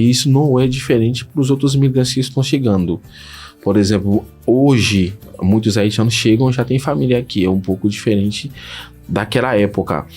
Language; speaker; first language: Portuguese; non-native, fluent; Haitian Creole